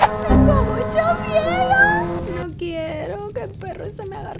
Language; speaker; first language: Spanish; native; Spanish